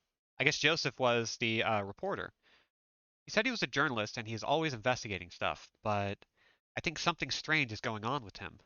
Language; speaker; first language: English; native; English